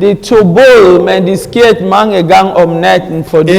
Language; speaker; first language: Danish; non-native, learner; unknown